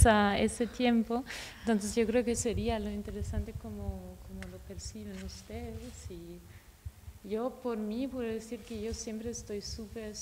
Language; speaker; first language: Spanish; non-native, fluent; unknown